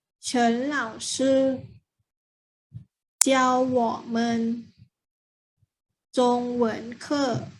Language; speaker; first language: Chinese; non-native, fluent; Thai